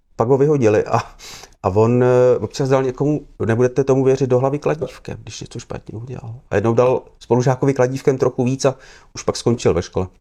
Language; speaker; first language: Czech; native; Czech